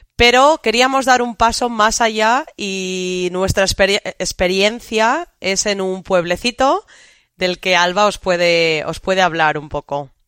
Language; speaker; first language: Spanish; native; Spanish